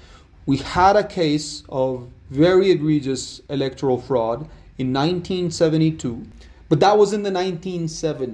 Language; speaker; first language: English; non-native, fluent; Spanish